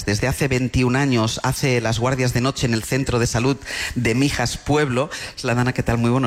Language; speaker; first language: Spanish; native; Spanish